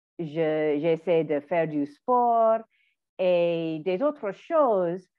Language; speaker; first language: French; non-native, learner; English